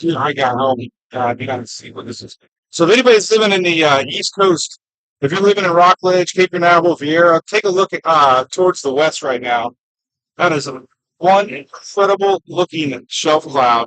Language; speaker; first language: English; native; English